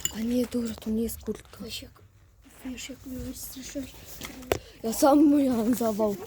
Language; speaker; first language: Polish; native; Polish